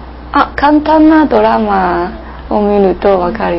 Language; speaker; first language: Japanese; non-native, learner; English